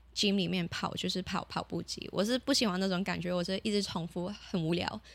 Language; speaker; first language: Chinese; non-native, local second language; Cantonese